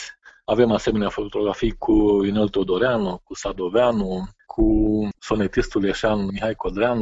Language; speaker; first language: Romanian; native; Romanian